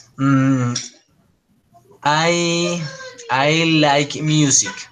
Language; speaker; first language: English; non-native, learner; Spanish